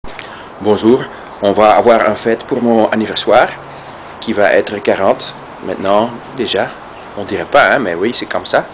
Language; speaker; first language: French; non-native, local second language; Dutch